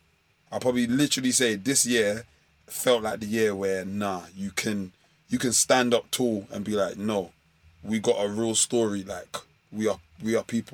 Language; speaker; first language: English; native; English